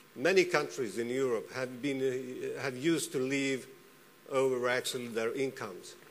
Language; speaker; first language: English; non-native, fluent; Estonian